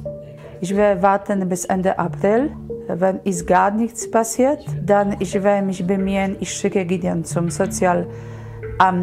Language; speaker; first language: German; non-native, learner; Polish